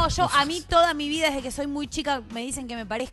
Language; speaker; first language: Spanish; native; Spanish